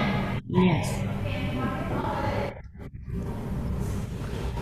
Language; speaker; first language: English; non-native, learner; Vietnamese